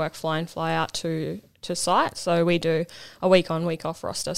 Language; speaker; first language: English; native; English